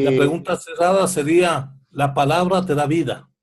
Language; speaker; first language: Spanish; native; Spanish